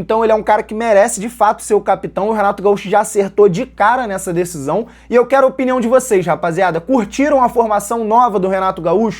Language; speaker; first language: Portuguese; native; Portuguese